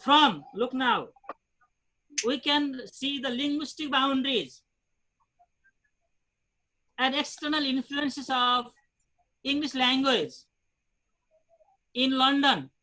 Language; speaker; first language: English; non-native, fluent; Nepali